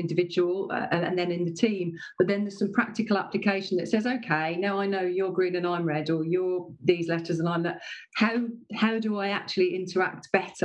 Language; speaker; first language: English; native; English